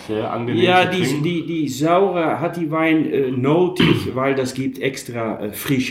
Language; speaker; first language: German; non-native, learner; Dutch